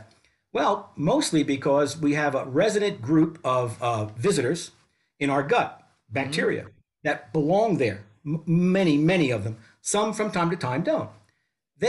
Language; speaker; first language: English; native; English